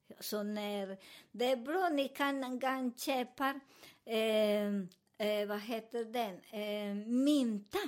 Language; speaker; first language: Swedish; non-native, learner; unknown